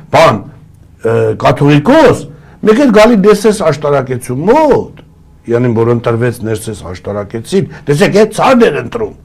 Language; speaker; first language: Armenian; early bilingual, other home language; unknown